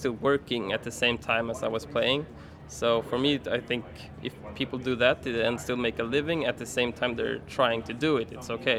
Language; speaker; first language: English; non-native, fluent; Swedish